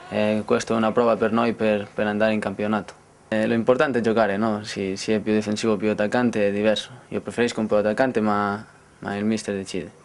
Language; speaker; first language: Italian; non-native, learner; Spanish